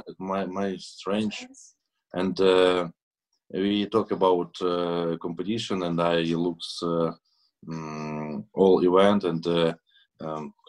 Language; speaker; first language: English; non-native, learner; Russian